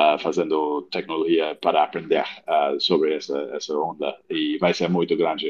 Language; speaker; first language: Portuguese; non-native, learner; English